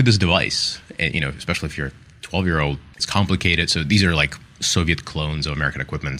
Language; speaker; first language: English; non-native, fluent; Ukrainian